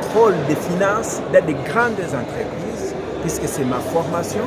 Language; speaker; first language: French; non-native, local second language; Swahili